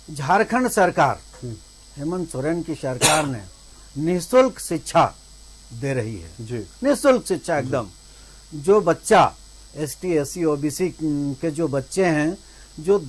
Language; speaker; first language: Hindi; native; Hindi